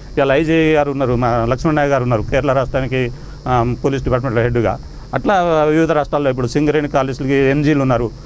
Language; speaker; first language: Telugu; non-native, local second language; Lambadi